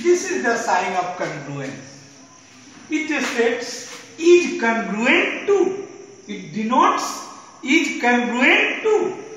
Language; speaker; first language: English; non-native, local second language; Hindi